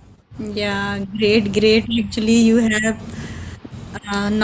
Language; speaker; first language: English; non-native, learner; Hindi